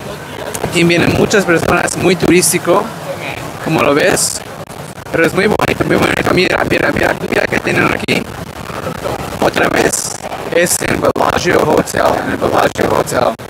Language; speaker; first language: Spanish; early bilingual, other home language; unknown